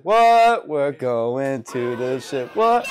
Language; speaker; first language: English; native; English